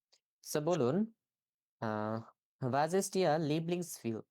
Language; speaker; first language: German; non-native, learner; Bangla